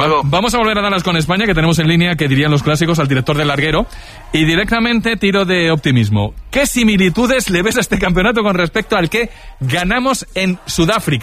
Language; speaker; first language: Spanish; native; Spanish